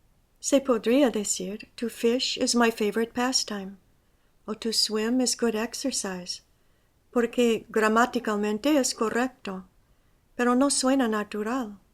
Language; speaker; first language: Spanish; non-native, fluent; English